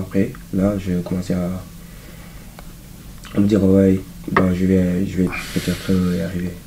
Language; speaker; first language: French; non-native, local second language; Wolof